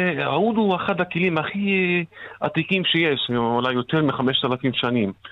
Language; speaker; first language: Hebrew; non-native, local second language; Arabic